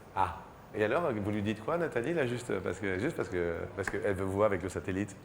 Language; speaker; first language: French; native; French